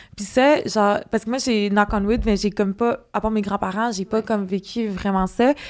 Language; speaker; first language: French; native; French